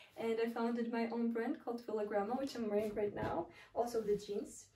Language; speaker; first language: English; non-native, fluent; Georgian